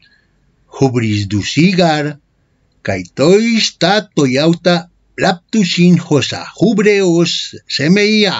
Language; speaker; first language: Greek; non-native, fluent; Spanish